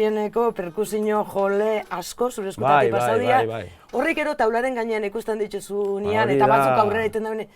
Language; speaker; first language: Basque; native; Basque